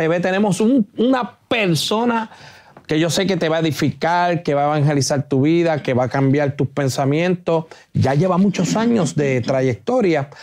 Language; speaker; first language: Spanish; native; Spanish